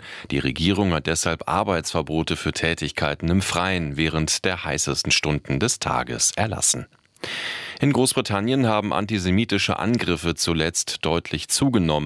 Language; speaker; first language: German; native; German